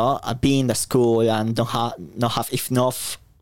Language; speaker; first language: English; non-native, fluent; Spanish